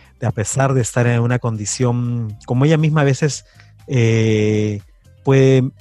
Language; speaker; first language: Spanish; native; Spanish